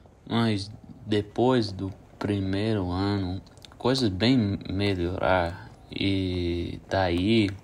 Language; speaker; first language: Portuguese; early bilingual, heritage; English